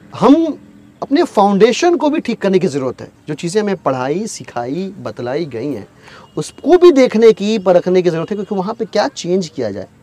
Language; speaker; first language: Hindi; native; Hindi